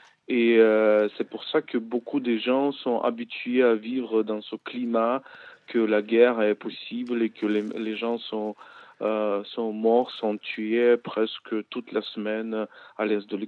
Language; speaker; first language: French; non-native, fluent; Ukrainian